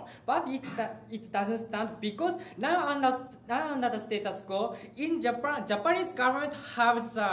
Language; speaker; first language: English; non-native, learner; Japanese